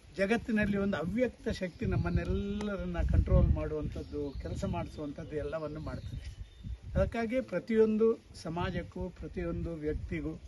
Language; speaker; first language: Kannada; native; Kannada